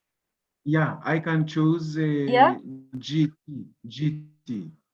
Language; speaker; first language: English; non-native, local second language; Kinyarwanda